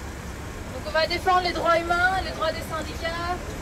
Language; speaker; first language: French; native; French